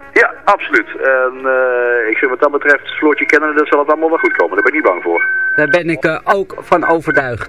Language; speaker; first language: Dutch; native; Dutch